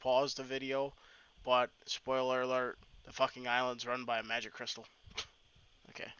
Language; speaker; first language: English; native; English